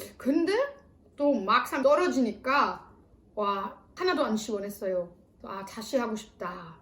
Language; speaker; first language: Korean; non-native, fluent; German